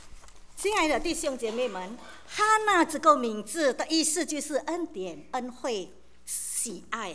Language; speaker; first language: Chinese; native; Chinese